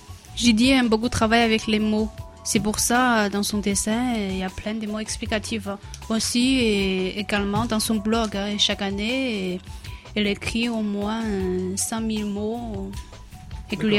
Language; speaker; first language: French; non-native, learner; Chinese